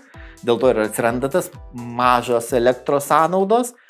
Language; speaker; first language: Lithuanian; native; Lithuanian